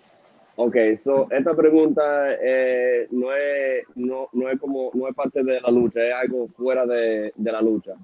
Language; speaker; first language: Spanish; early bilingual, heritage; Spanish